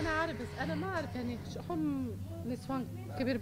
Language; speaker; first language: Arabic; non-native, learner; Bosnian